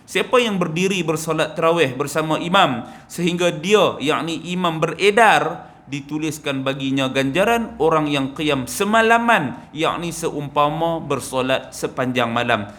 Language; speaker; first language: Malay; native; Malay